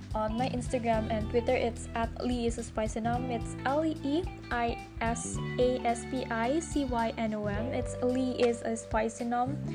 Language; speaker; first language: English; non-native, local second language; Cebuano